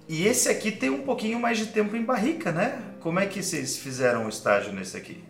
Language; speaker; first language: Portuguese; native; Portuguese